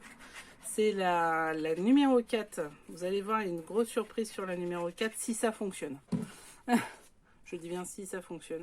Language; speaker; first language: French; native; French